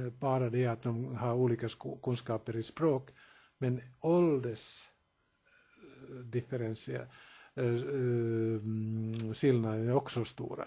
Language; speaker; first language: Swedish; non-native, local second language; Finnish